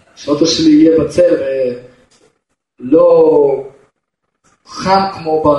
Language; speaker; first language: Hebrew; non-native, fluent; Russian